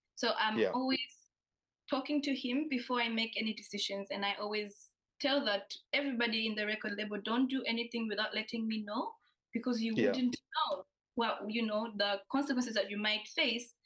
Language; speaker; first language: English; non-native, local second language; Swahili